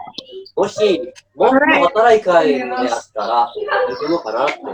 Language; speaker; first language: Japanese; non-native, learner; Indonesian